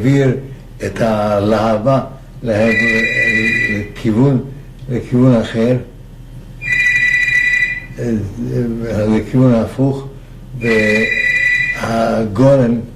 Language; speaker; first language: Hebrew; non-native, fluent; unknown